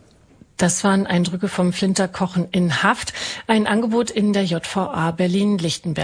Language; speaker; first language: German; native; German